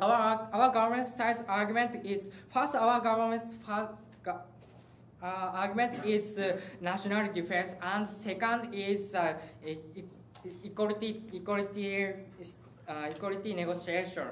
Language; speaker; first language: English; non-native, learner; Japanese